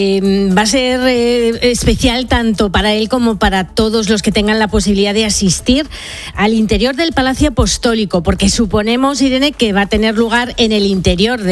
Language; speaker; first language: Spanish; native; Spanish